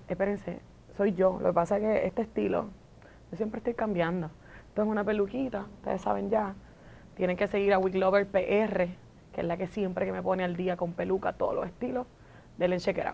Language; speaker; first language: Spanish; native; Spanish